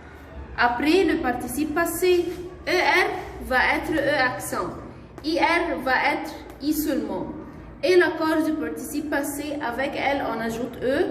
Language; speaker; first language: French; non-native, fluent; Arabic